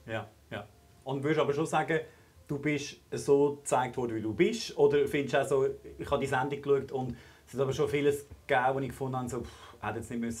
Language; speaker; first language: German; native; German